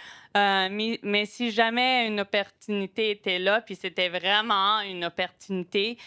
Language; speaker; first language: French; non-native, local second language; English